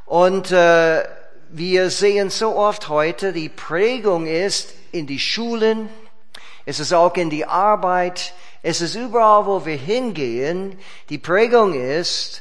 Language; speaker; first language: German; non-native, fluent; English